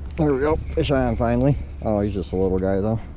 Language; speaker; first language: English; native; English